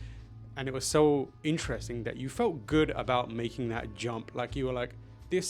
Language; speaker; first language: English; native; English